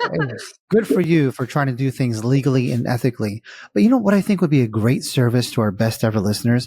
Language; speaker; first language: English; native; English